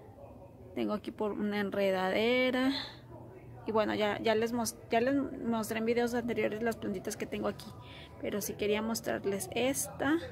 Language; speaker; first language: Spanish; early bilingual, heritage; Spanish